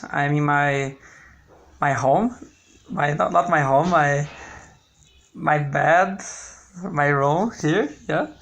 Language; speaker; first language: English; non-native, learner; Portuguese